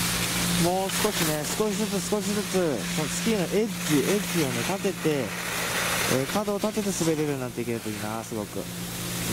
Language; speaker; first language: Japanese; native; Japanese